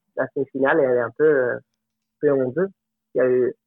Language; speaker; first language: French; non-native, fluent; Spanish